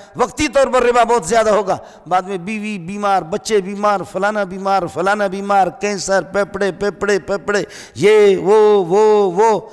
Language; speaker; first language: Urdu; non-native, local second language; Brahui